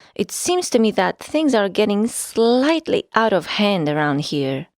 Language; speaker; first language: English; non-native, fluent; Polish